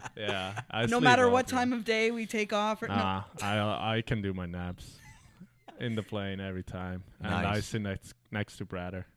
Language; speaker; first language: English; non-native, fluent; German